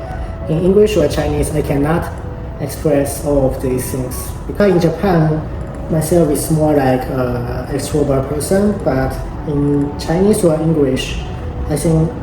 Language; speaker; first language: English; non-native, fluent; Japanese